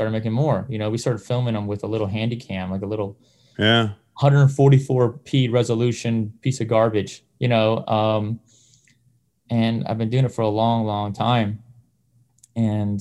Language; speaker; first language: English; native; English